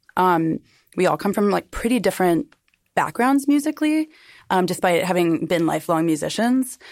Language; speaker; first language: English; native; English